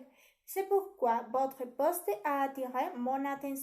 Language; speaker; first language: French; non-native, learner; Spanish